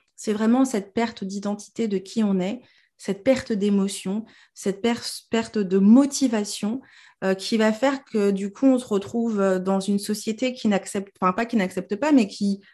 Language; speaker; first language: French; native; French